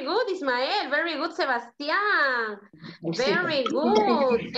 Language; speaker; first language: English; non-native, learner; Spanish